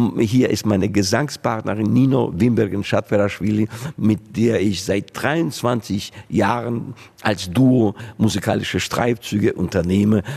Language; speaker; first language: German; non-native, fluent; Georgian